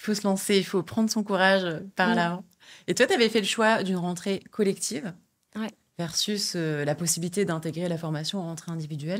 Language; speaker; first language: French; native; French